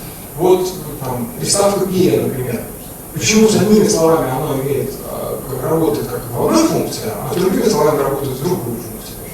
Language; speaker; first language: Russian; native; Russian